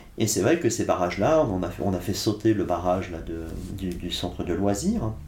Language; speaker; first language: French; native; French